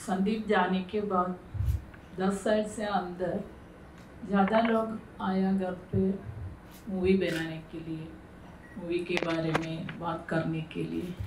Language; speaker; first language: Hindi; non-native, local second language; Malayalam